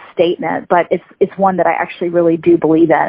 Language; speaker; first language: English; native; English